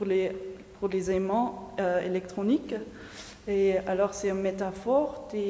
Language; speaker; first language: French; non-native, fluent; German